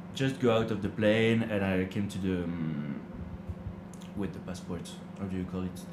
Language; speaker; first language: English; non-native, learner; French